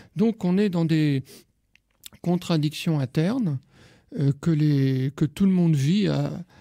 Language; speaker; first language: French; native; French